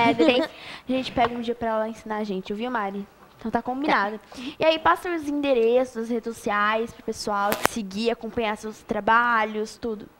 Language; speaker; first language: Portuguese; native; Portuguese